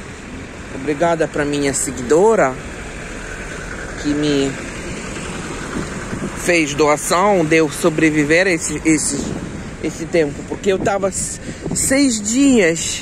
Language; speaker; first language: Portuguese; non-native, learner; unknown